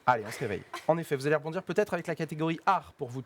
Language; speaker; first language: French; native; French